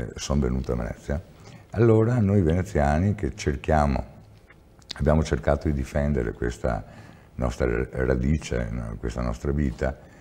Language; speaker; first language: Italian; native; Italian